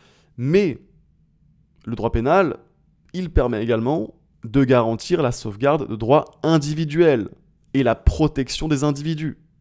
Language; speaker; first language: French; native; French